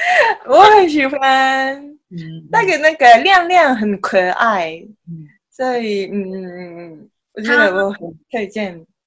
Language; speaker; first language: Chinese; non-native, learner; Japanese